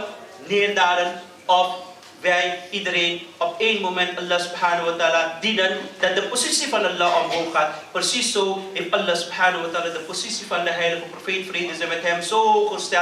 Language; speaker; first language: Dutch; early bilingual, other home language; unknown